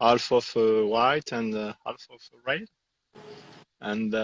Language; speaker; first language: English; non-native, learner; French